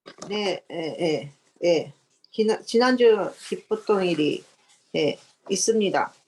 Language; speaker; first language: Korean; non-native, learner; Japanese